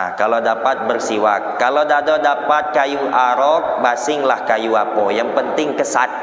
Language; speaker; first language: Malay; non-native, local second language; Banjar